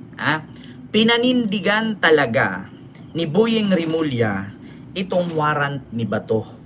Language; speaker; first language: Filipino; non-native, local second language; Cebuano